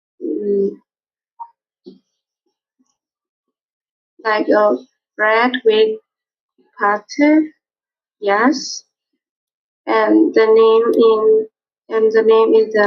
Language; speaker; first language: English; non-native, learner; Vietnamese